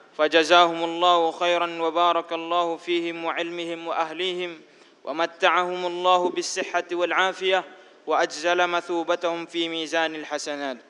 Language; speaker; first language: Arabic; non-native, fluent; Indonesian